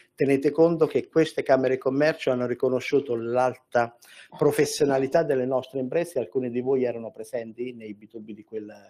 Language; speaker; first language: Italian; native; Italian